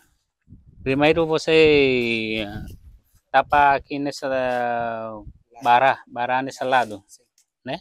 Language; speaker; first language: Portuguese; non-native, learner; Vietnamese